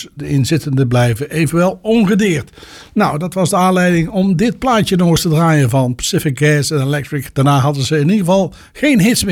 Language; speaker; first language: Dutch; native; Dutch